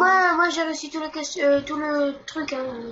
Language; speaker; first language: French; native; French